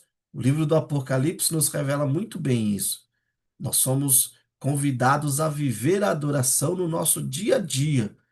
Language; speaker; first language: Portuguese; native; Portuguese